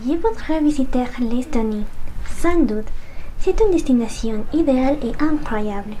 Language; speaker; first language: French; non-native, learner; Spanish